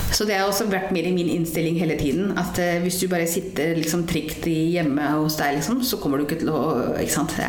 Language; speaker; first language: Norwegian; non-native, fluent; Hindi